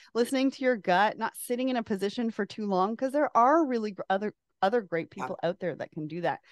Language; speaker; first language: English; native; English